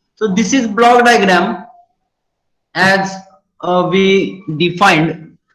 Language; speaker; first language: English; non-native, local second language; Marathi